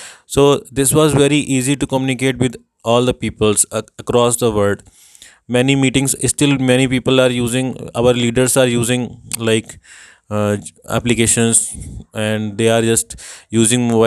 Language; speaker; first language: English; non-native, local second language; Hindi